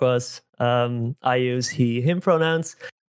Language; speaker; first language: English; non-native, fluent; Dutch